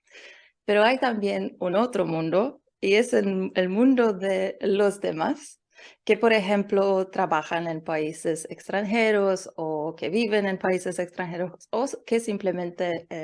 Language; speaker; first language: Spanish; non-native, learner; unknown